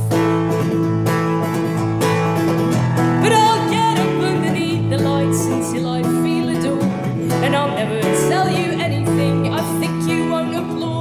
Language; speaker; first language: English; native; English